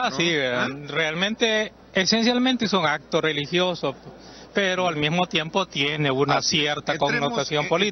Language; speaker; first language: Spanish; native; Spanish